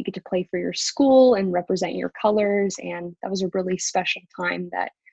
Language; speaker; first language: English; native; English